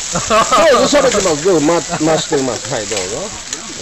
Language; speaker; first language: Japanese; non-native, fluent; English